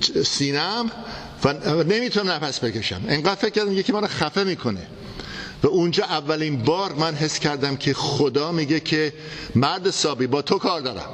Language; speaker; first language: Persian; non-native, fluent; English